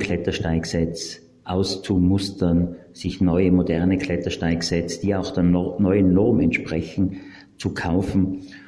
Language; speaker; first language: German; native; German